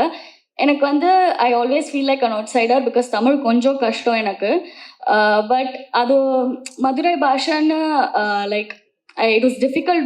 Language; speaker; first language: Tamil; non-native, learner; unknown